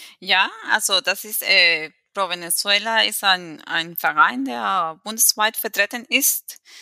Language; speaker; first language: German; non-native, fluent; Spanish